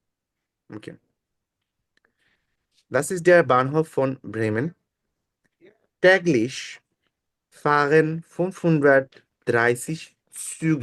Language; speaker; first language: German; non-native, fluent; Bangla